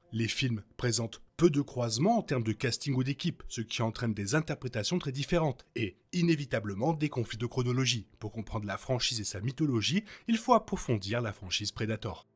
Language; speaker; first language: French; native; French